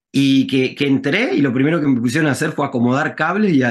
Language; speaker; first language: Spanish; native; Spanish